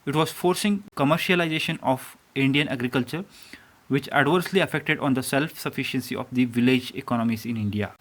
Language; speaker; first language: English; non-native, local second language; Kannada